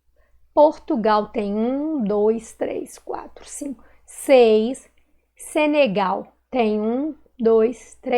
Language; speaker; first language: Portuguese; native; Portuguese